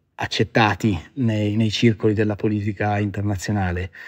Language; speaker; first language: Italian; native; Italian